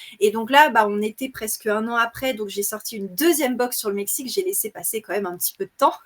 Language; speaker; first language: French; native; French